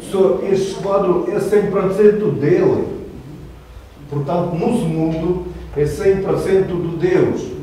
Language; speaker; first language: Portuguese; non-native, learner; Russian